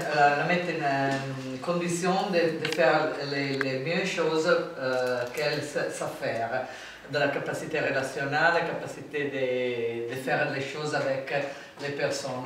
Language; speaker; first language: French; non-native, fluent; Italian